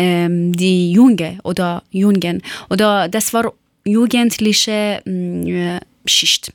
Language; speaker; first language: German; non-native, learner; Persian